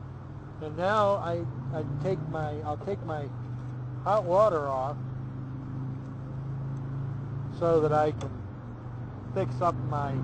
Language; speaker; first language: English; native; English